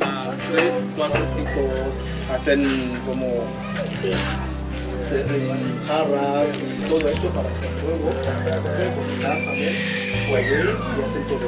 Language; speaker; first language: Spanish; non-native, fluent; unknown